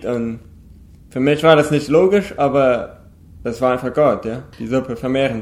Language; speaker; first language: German; non-native, local second language; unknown